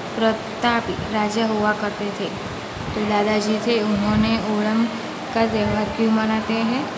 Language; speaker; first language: Hindi; non-native, local second language; Gujarati